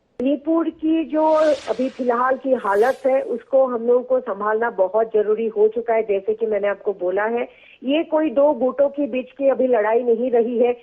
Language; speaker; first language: Hindi; non-native, local second language; Assamese